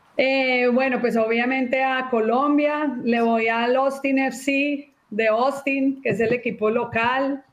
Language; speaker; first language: Spanish; native; Spanish